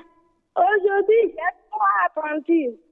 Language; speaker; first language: French; non-native, learner; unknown